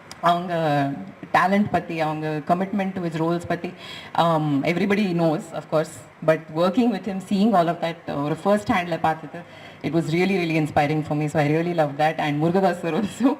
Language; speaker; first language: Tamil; non-native, learner; Kannada